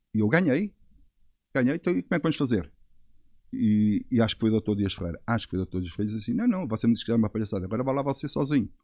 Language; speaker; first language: Portuguese; native; Portuguese